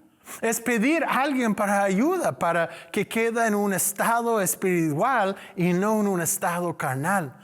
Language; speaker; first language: Spanish; non-native, learner; English